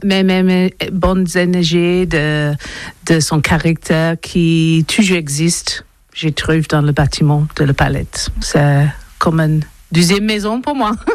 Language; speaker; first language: French; non-native, learner; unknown